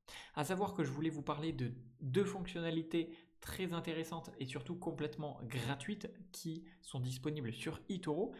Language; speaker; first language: French; native; French